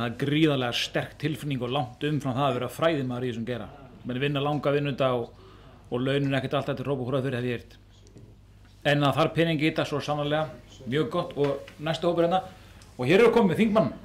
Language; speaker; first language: Icelandic; native; Icelandic